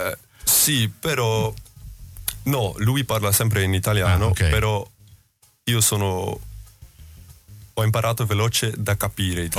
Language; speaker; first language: Italian; non-native, learner; Dutch